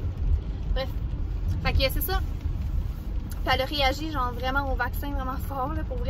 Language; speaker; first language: French; native; French